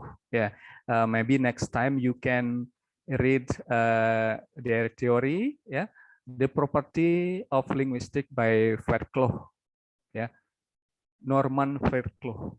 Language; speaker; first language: English; non-native, local second language; Indonesian